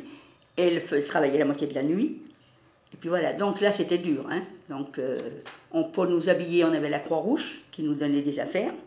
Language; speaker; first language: French; native; French